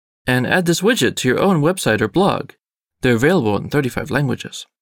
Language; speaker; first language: English; native; English